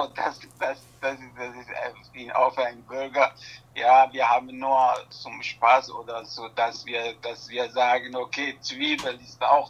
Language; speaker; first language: German; non-native, learner; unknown